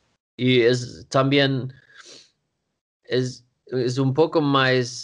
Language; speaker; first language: Spanish; non-native, learner; Swedish